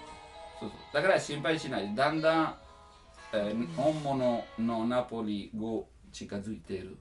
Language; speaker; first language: Japanese; non-native, learner; Italian